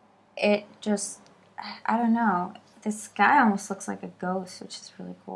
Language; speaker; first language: English; native; English